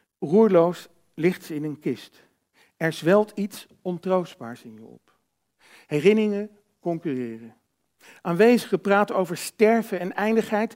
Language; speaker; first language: Dutch; native; Dutch